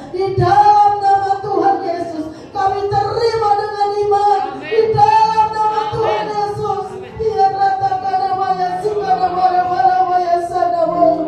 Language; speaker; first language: Indonesian; native; Indonesian